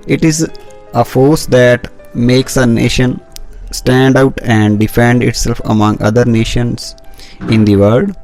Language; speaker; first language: English; non-native, local second language; Punjabi